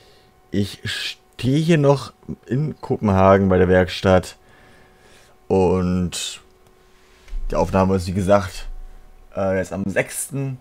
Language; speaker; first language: German; native; German